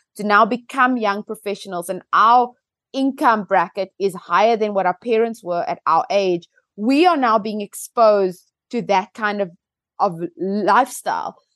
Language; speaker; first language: English; native; English